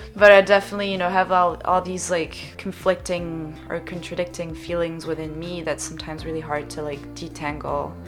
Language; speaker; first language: English; non-native, fluent; French